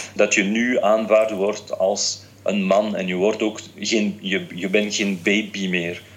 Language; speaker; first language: Dutch; non-native, fluent; French